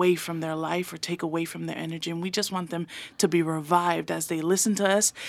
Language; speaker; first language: English; non-native, fluent; Samoan